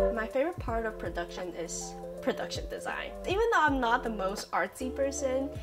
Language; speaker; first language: English; non-native, fluent; Chinese